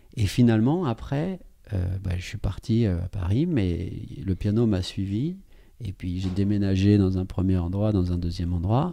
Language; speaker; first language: French; native; French